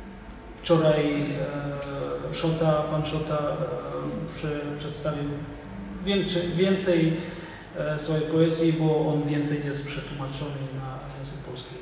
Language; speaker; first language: Polish; non-native, fluent; Georgian